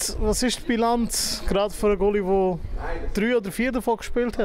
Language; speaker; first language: German; native; German